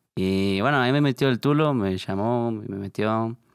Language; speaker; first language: Spanish; native; Spanish